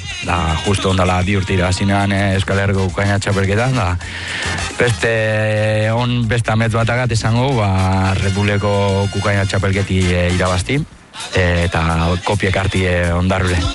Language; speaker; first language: Basque; native; Basque